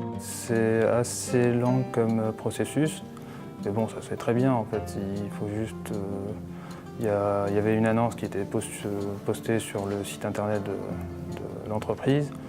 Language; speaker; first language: French; non-native, local second language; Arabic